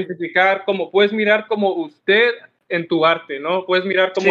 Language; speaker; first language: Spanish; non-native, learner; English